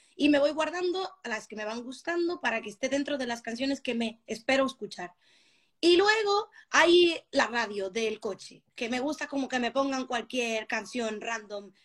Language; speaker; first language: Spanish; native; Spanish